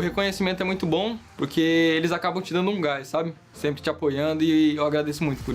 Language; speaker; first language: Portuguese; native; Portuguese